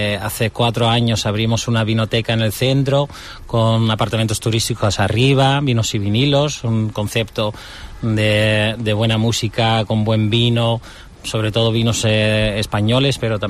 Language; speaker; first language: Spanish; non-native, fluent; Dutch